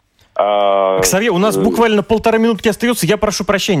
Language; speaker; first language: Russian; native; Russian